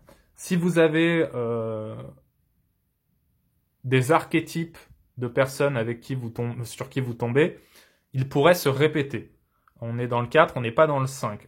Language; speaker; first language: French; native; French